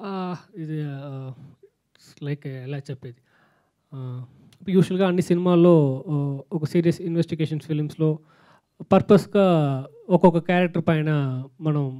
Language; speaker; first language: Telugu; non-native, learner; Tamil